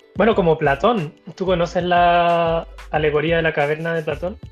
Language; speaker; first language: Spanish; native; Spanish